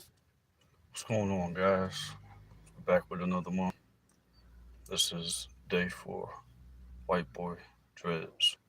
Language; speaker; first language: English; native; English